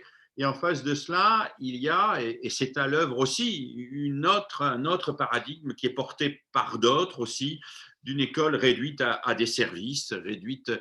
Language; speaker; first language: French; native; French